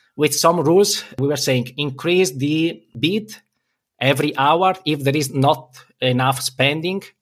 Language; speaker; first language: English; non-native, fluent; Italian